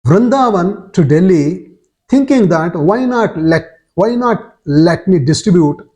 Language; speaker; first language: English; non-native, local second language; Kannada